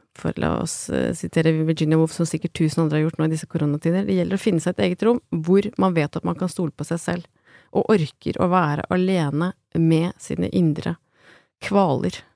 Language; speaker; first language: Norwegian; native; Norwegian